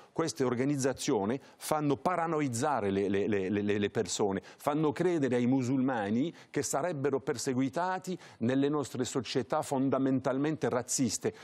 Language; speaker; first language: Italian; early bilingual, heritage; French